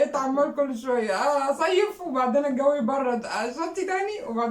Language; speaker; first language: Arabic; native; Arabic